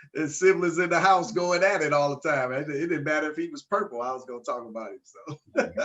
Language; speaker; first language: English; native; English